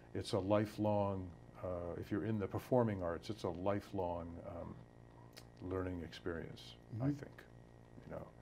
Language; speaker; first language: English; native; English